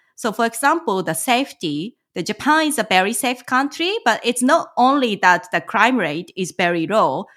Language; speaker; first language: English; non-native, fluent; Japanese